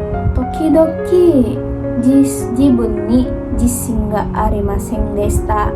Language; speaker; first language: Japanese; non-native, learner; Indonesian